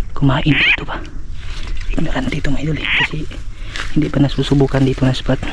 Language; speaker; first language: Filipino; non-native, local second language; Cebuano